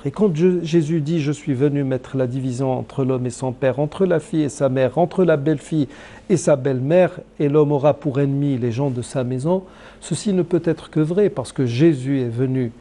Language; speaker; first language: French; non-native, local second language; Arabic